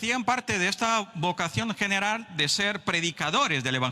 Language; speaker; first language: Spanish; non-native, fluent; Portuguese